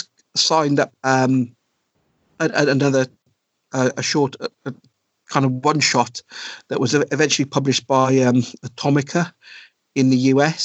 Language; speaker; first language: English; native; English